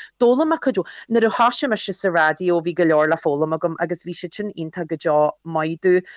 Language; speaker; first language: Irish; early bilingual, other home language; English